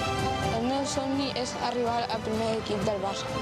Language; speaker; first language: Catalan; early bilingual, other home language; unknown